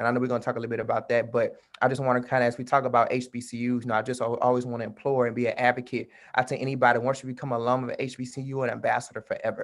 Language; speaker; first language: English; native; English